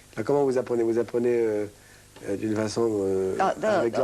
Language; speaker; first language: French; native; French